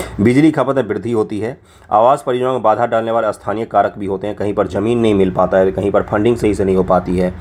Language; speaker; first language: Hindi; non-native, local second language; Maithili